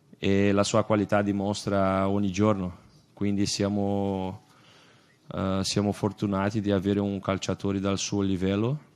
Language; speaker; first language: Italian; non-native, fluent; Portuguese